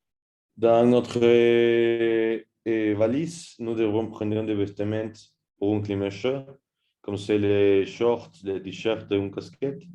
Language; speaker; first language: French; non-native, learner; Spanish